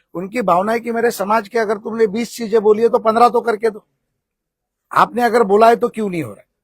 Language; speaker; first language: Hindi; non-native, local second language; Marathi